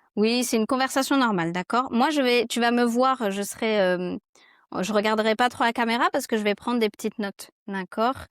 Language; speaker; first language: French; native; French